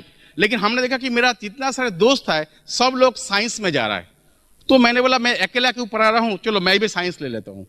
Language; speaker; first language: Hindi; non-native, local second language; Bangla